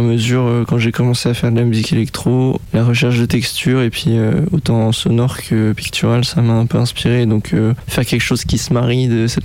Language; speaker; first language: French; native; French